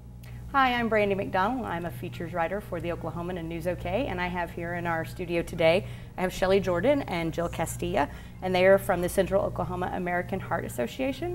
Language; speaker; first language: English; native; English